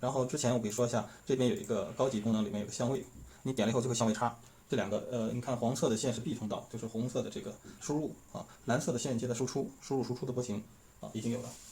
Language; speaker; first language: Chinese; native; Chinese